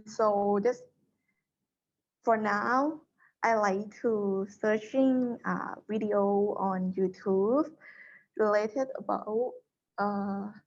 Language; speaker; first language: English; non-native, learner; Thai